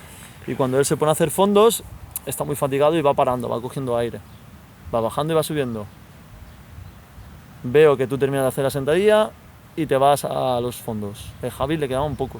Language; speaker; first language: Spanish; native; Spanish